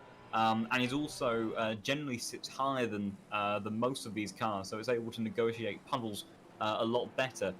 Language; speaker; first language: English; native; English